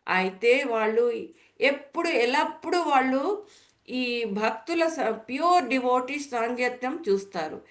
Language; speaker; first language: Telugu; non-native, learner; Bangla